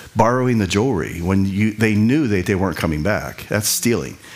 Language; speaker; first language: English; native; English